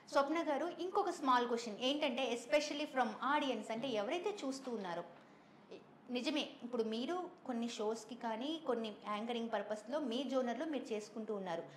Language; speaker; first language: Telugu; native; Telugu